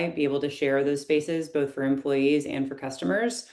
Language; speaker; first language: English; native; English